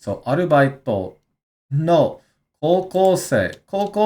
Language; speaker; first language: Japanese; non-native, learner; English